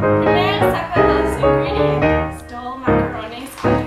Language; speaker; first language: Spanish; non-native, learner; English